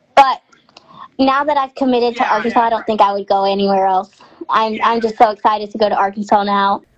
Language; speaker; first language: English; native; English